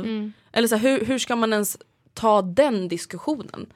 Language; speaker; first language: Swedish; native; Swedish